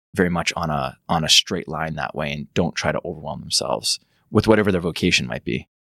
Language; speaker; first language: English; native; English